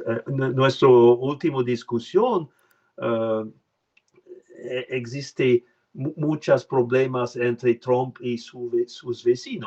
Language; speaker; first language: Spanish; non-native, learner; French